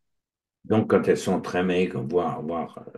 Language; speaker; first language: French; native; French